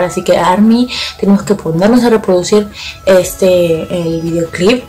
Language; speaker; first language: Spanish; native; Spanish